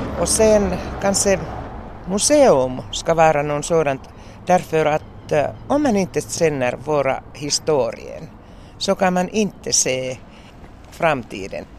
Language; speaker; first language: Swedish; non-native, local second language; Finnish